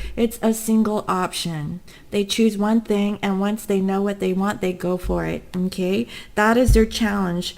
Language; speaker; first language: English; native; English